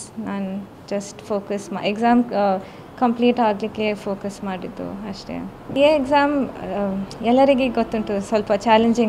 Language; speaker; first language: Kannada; non-native, local second language; Konkani